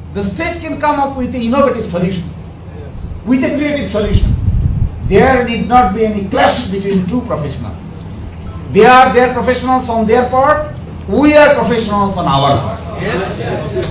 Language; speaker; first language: English; non-native, local second language; Bangla